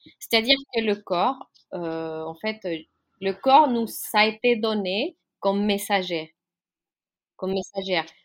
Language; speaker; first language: French; non-native, fluent; Spanish